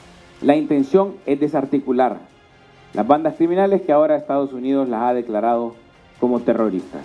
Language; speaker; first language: Spanish; native; Spanish